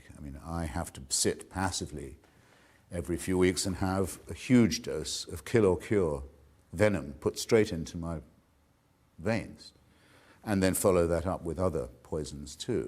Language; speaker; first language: English; native; English